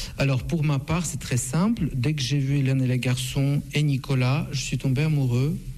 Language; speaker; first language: French; non-native, fluent; Russian